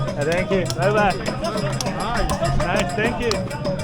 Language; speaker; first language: English; non-native, learner; Korean